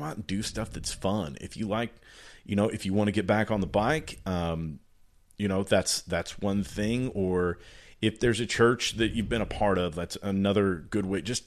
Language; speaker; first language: English; native; English